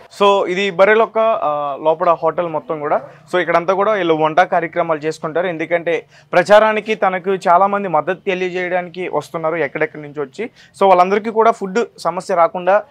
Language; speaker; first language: Telugu; native; Telugu